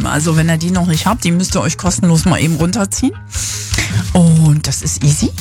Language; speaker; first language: German; native; German